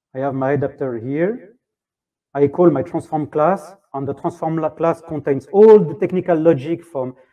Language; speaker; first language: English; non-native, fluent; French